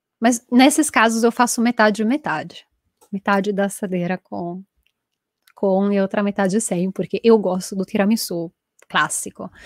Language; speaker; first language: Portuguese; non-native, fluent; Italian